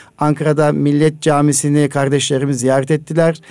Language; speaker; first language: Turkish; native; Turkish